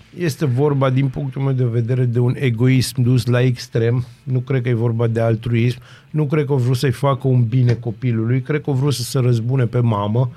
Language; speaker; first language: Romanian; native; Romanian